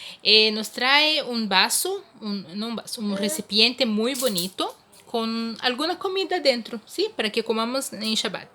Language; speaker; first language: Spanish; non-native, fluent; Portuguese